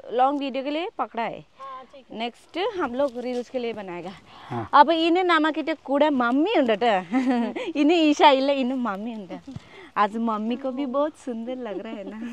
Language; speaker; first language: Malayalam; non-native, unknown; Nepali